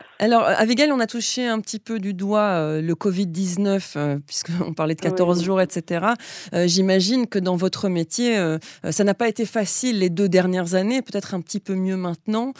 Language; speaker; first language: French; native; French